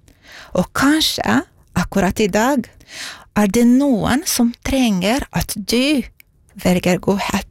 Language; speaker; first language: Norwegian; non-native, fluent; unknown